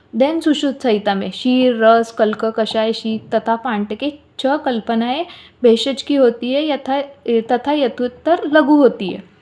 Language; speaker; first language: Hindi; non-native, local second language; Marathi